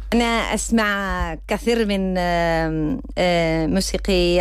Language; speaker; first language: Arabic; non-native, learner; Spanish